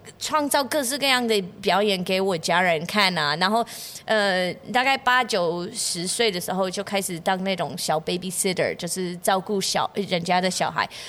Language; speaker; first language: Chinese; non-native, fluent; English